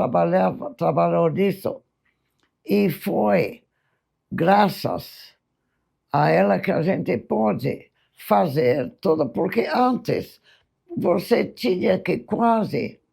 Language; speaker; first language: Portuguese; non-native, fluent; English